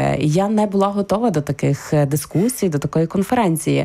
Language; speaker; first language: Ukrainian; native; Ukrainian